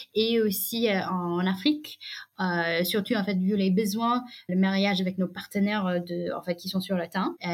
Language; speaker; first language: French; non-native, fluent; English